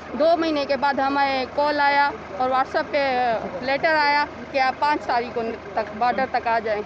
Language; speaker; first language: Urdu; non-native, local second language; Sindhi